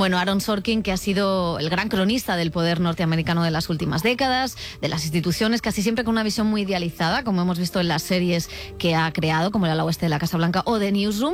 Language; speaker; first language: Spanish; native; Spanish